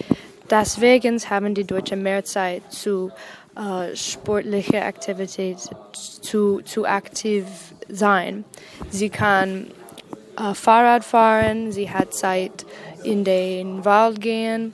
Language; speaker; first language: German; non-native, learner; English